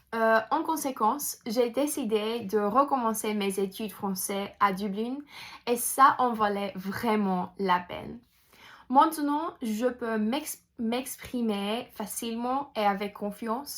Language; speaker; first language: French; non-native, fluent; English